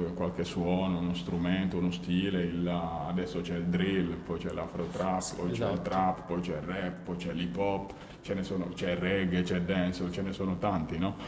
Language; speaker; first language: Italian; early bilingual, other home language; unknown